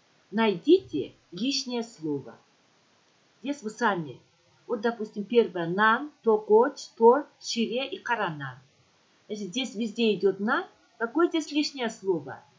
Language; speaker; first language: Russian; non-native, local second language; Kyrgyz